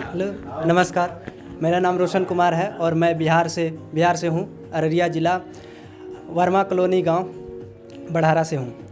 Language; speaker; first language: Hindi; non-native, local second language; Bhojpuri